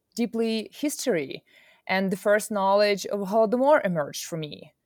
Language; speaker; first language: English; non-native, fluent; Ukrainian